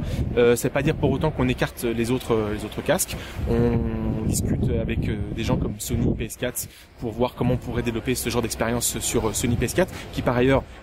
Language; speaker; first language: French; native; French